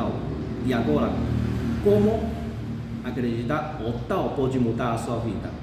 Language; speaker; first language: Portuguese; non-native, fluent; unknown